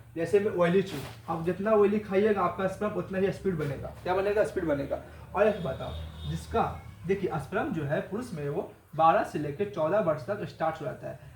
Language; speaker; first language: Hindi; native; Hindi